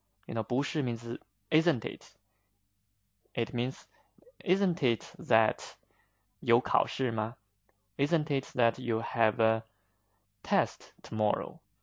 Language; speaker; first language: English; non-native, fluent; Chinese